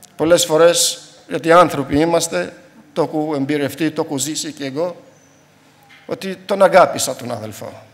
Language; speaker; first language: Greek; non-native, fluent; Albanian